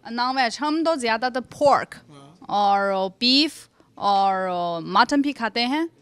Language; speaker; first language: Hindi; non-native, fluent; Chinese